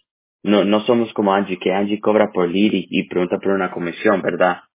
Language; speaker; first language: Spanish; early bilingual, heritage; Spanish